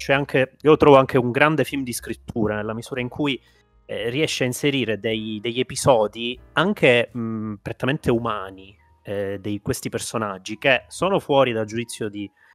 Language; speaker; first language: Italian; native; Italian